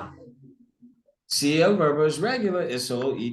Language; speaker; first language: Spanish; non-native, fluent; English